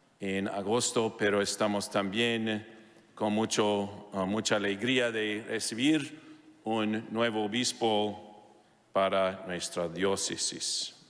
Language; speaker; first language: Spanish; non-native, fluent; English